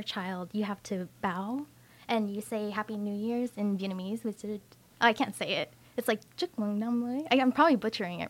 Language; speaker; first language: English; native; English